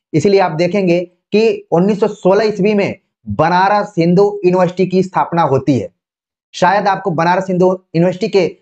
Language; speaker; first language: Hindi; native; Hindi